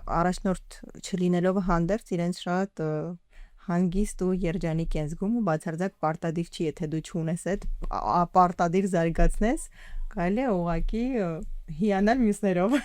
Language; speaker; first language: Armenian; early bilingual, heritage; Armenian